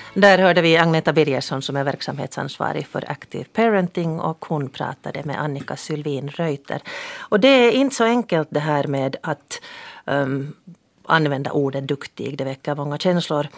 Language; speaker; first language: Swedish; native; Swedish